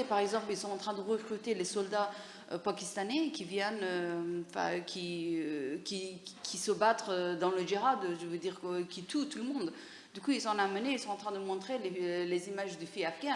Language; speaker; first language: French; non-native, learner; Persian